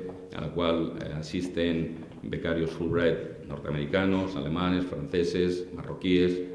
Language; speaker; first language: Spanish; native; Spanish